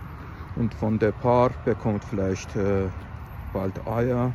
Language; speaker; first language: German; non-native, fluent; Azerbaijani